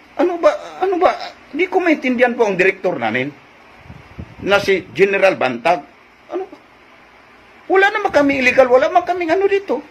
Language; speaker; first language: Filipino; non-native, local second language; Cebuano